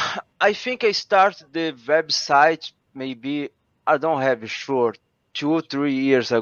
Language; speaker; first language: English; non-native, learner; Portuguese